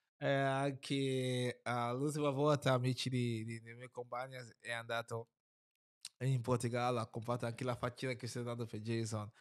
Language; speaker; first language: Italian; non-native, fluent; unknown